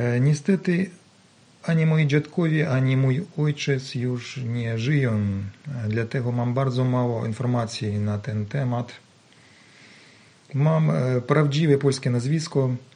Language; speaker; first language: Polish; non-native, learner; Ukrainian